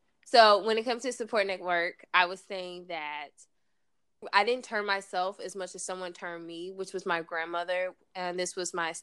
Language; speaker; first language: English; native; English